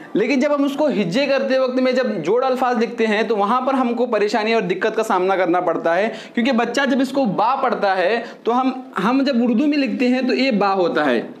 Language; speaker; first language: Hindi; native; Hindi